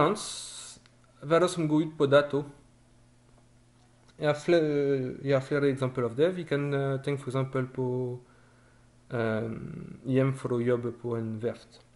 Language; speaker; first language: Norwegian; non-native, fluent; French